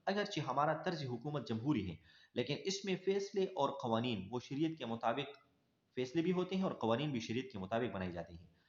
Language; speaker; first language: Urdu; non-native, local second language; Pashto